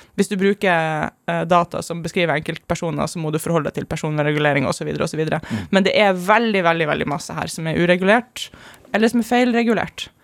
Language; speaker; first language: Norwegian; early bilingual, other home language; German